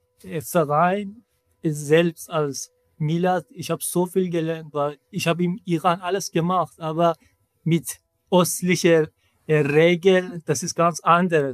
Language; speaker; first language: German; non-native, learner; Persian